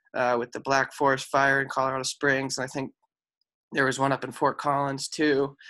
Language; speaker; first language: English; native; English